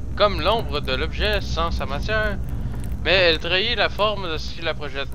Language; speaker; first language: French; native; French